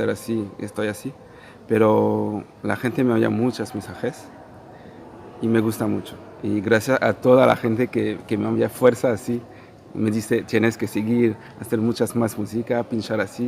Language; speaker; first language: Spanish; non-native, fluent; Portuguese